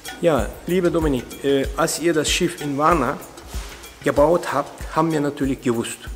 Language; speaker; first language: German; non-native, fluent; Turkish